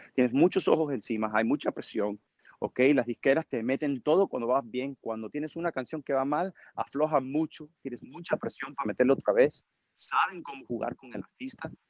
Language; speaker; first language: Spanish; early bilingual, heritage; Spanish